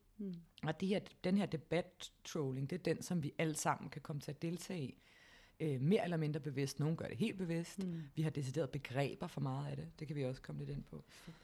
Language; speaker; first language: Danish; native; Danish